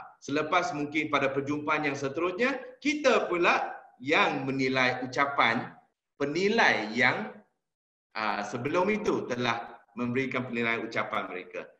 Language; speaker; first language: Malay; non-native, local second language; Chinese